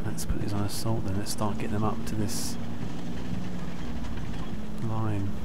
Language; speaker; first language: English; native; English